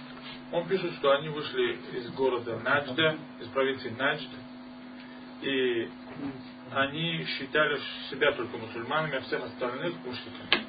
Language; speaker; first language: Russian; non-native, fluent; Persian